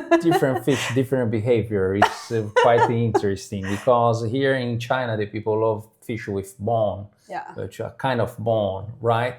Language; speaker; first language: English; non-native, fluent; Portuguese